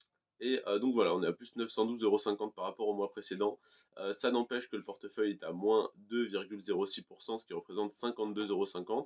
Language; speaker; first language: French; native; French